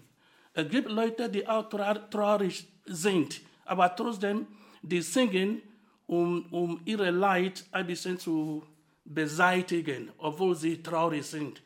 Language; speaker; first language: German; non-native, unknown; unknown